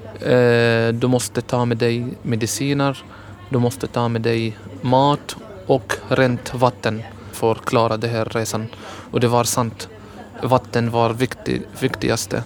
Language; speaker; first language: Swedish; non-native, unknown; Arabic